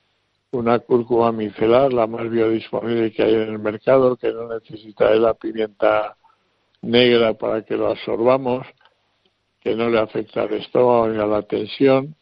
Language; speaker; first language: Spanish; native; Spanish